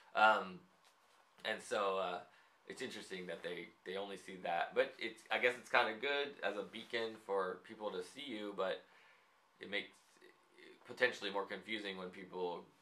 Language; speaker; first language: English; native; English